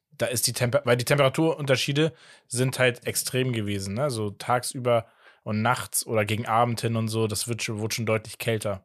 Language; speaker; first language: German; native; German